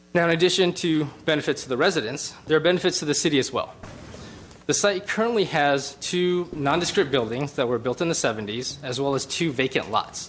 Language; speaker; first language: English; native; English